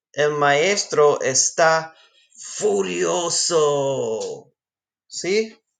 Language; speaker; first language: Spanish; non-native, fluent; English